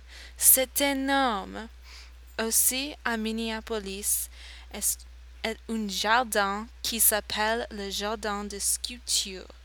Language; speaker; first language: French; non-native, learner; English